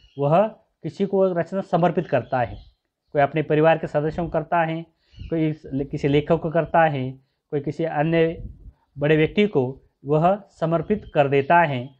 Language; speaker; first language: Hindi; non-native, local second language; Marathi